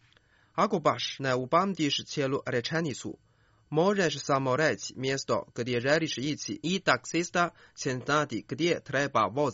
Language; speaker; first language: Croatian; non-native, fluent; Chinese